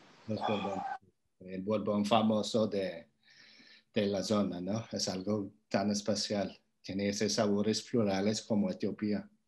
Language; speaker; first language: Spanish; non-native, fluent; English